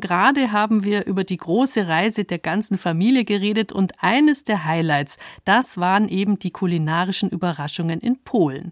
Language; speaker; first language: German; native; German